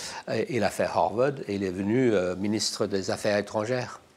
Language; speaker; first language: French; non-native, fluent; English